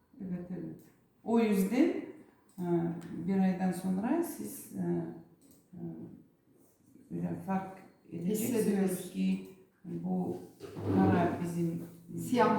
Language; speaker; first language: Turkish; non-native, learner; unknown